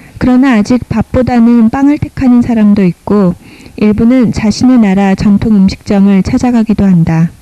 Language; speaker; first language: Korean; native; Korean